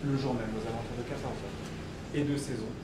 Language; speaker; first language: French; native; French